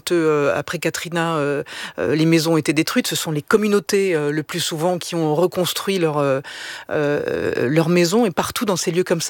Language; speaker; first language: French; native; French